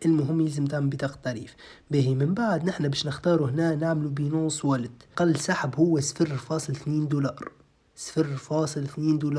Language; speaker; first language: Arabic; native; Arabic